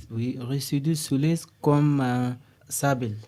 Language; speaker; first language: French; non-native, learner; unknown